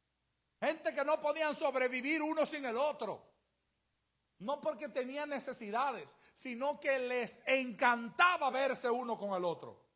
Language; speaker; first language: Spanish; native; Spanish